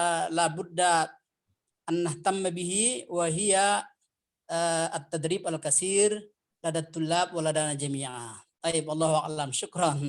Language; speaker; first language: Arabic; non-native, fluent; Indonesian